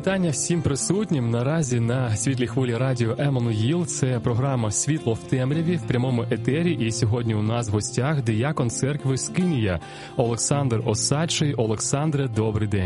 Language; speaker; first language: Ukrainian; native; Ukrainian